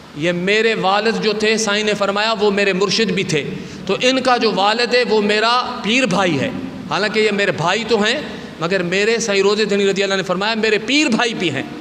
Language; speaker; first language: Urdu; non-native, local second language; Sindhi